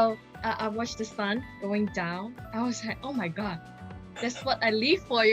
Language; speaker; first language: English; non-native, local second language; Chinese